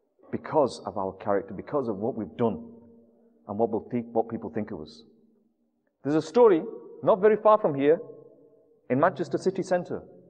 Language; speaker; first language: English; early bilingual, other home language; Urdu